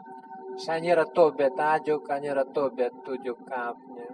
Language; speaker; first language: Hungarian; non-native, fluent; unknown